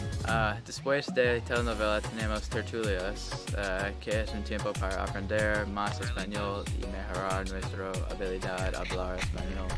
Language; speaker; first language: Spanish; non-native, learner; English